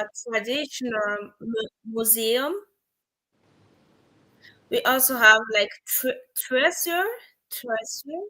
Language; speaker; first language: English; non-native, learner; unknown